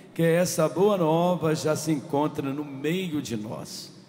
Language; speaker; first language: Portuguese; native; Portuguese